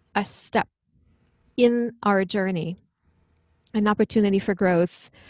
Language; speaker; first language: English; non-native, fluent; French